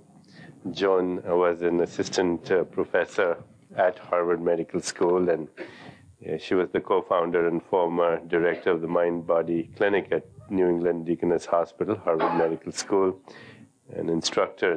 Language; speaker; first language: English; non-native, local second language; Hindi